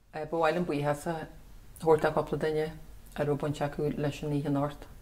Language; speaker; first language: Irish; native; Irish